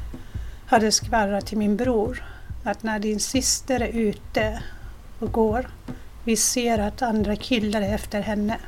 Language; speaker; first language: Swedish; non-native, fluent; Persian